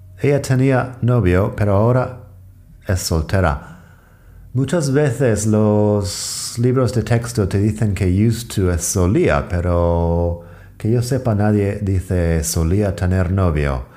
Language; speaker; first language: Spanish; non-native, fluent; English